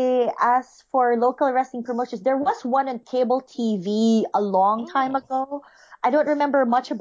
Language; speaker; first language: English; non-native, local second language; Filipino